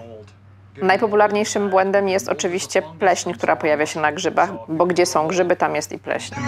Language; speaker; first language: Polish; native; Polish